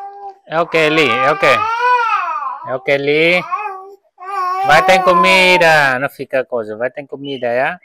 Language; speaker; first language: Portuguese; non-native, learner; Vietnamese